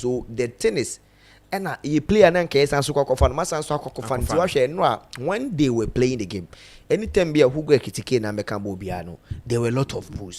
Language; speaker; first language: English; non-native, local second language; Akan